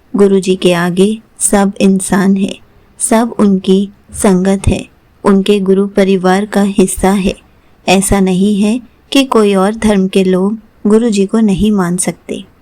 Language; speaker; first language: Hindi; native; Hindi